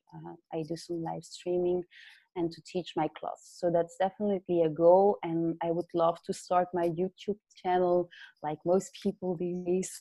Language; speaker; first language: English; non-native, fluent; Dutch